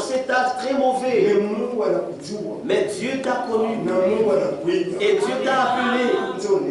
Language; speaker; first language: French; non-native, local second language; Swahili